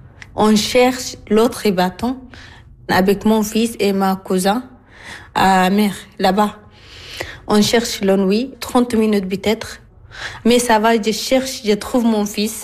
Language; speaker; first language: French; non-native, learner; Arabic